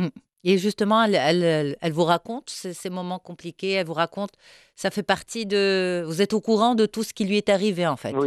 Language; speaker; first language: French; non-native, local second language; Arabic